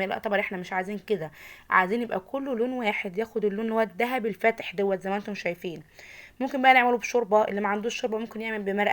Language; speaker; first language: Arabic; native; Arabic